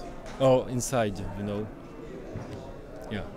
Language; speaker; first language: English; non-native, learner; French